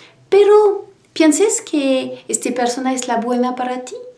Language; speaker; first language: Spanish; non-native, learner; French